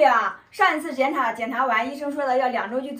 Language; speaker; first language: Chinese; native; Chinese